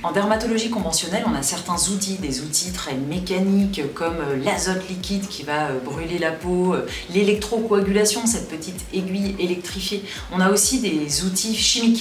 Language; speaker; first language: French; native; French